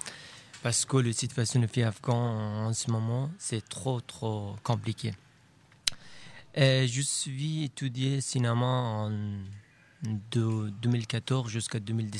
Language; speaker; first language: French; non-native, learner; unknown